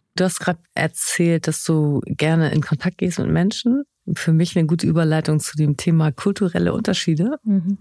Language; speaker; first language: German; native; German